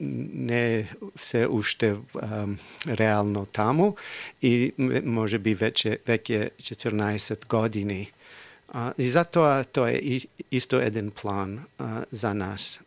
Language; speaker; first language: Macedonian; non-native, fluent; English